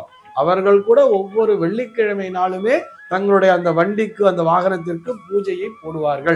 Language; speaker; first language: Tamil; native; Tamil